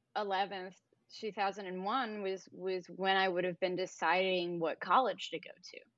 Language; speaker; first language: English; native; English